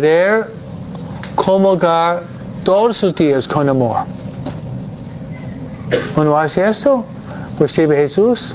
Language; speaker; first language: Spanish; non-native, fluent; English